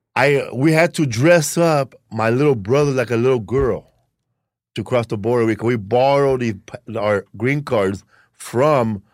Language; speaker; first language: English; early bilingual, other home language; Spanish